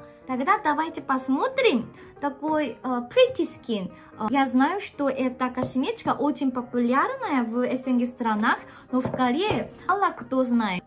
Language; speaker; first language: Russian; non-native, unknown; Korean